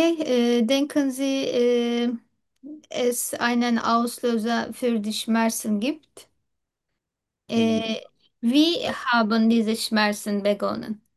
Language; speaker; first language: German; non-native, learner; Turkish